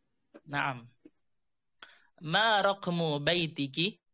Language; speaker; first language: Arabic; non-native, fluent; Indonesian